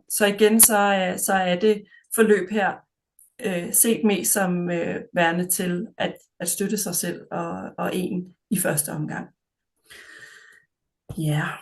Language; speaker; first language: Danish; native; Danish